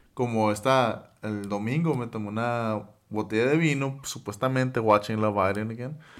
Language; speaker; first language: Spanish; early bilingual, other home language; English